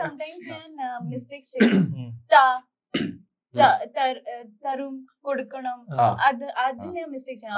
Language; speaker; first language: Malayalam; non-native, learner; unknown